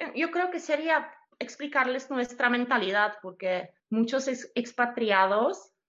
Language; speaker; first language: Spanish; non-native, fluent; Czech